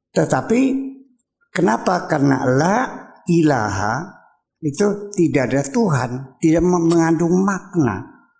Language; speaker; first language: Indonesian; native; Indonesian